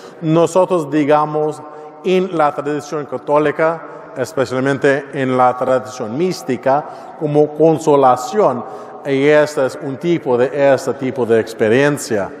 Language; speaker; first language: Spanish; non-native, learner; English